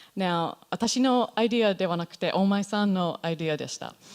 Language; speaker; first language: Japanese; non-native, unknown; English